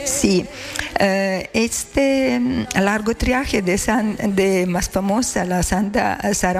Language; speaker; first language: Spanish; non-native, learner; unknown